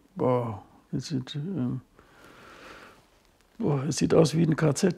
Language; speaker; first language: German; non-native, fluent; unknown